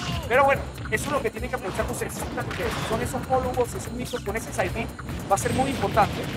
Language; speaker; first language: Spanish; native; Spanish